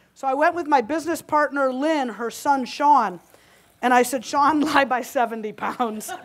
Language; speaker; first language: English; native; English